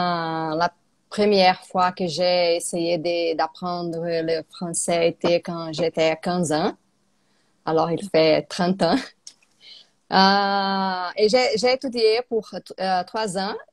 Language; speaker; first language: French; non-native, learner; Portuguese